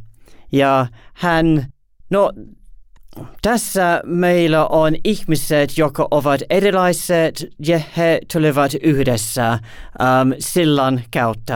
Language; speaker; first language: Finnish; non-native, learner; English